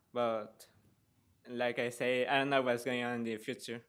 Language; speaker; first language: English; non-native, learner; Spanish